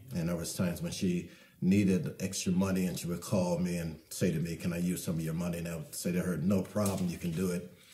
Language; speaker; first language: English; native; English